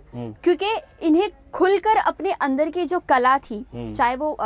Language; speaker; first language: Hindi; native; Hindi